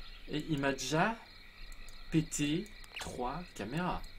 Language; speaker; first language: French; native; French